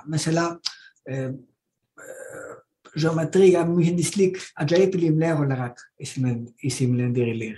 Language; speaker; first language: Turkish; non-native, learner; Greek